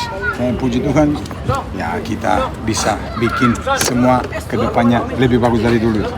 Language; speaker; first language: Indonesian; non-native, fluent; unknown